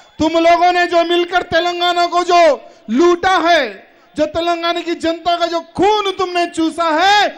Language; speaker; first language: Hindi; native; Hindi